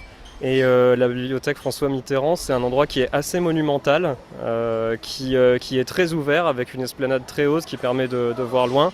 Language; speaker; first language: French; native; French